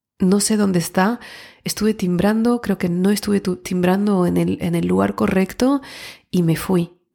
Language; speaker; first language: Spanish; non-native, fluent; French